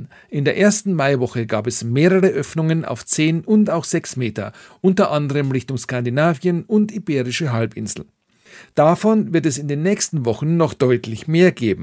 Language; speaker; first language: German; native; German